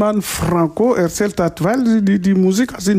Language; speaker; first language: German; non-native, learner; Lingala